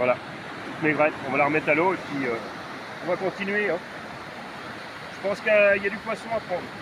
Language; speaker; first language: French; native; French